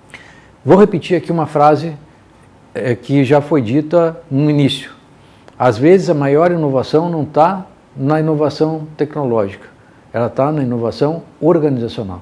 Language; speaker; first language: Portuguese; native; Portuguese